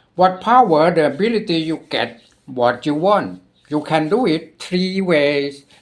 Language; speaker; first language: English; non-native, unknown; Thai